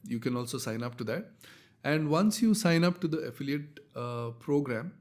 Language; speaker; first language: English; non-native, local second language; Kannada